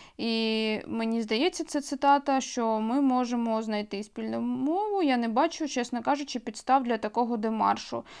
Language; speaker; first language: Ukrainian; native; Ukrainian